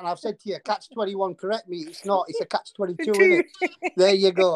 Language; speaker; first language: English; native; English